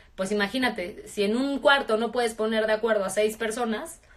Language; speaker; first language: Spanish; native; Spanish